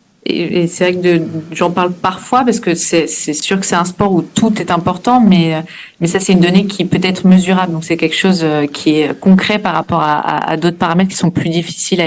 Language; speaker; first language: French; native; French